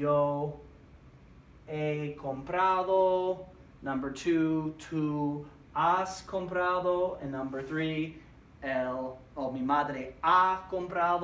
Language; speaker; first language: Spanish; non-native, fluent; English